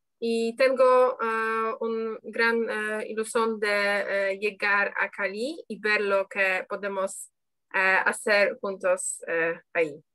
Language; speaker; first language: Spanish; non-native, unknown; Polish